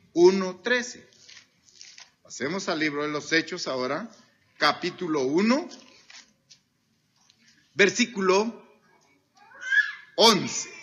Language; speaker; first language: Spanish; native; Spanish